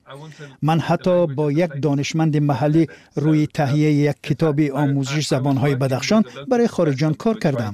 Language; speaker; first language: Persian; non-native, fluent; English